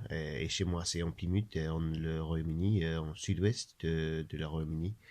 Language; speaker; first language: French; non-native, learner; English